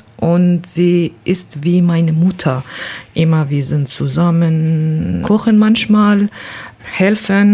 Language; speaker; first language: German; non-native, learner; Kurdish